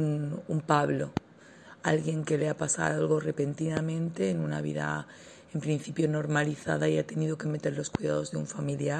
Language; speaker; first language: Spanish; native; Spanish